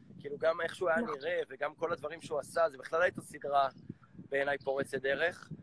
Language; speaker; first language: Hebrew; native; Hebrew